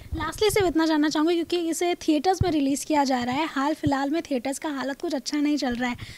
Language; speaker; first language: Hindi; native; Hindi